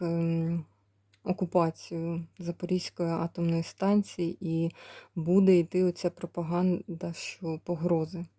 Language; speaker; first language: Ukrainian; native; Ukrainian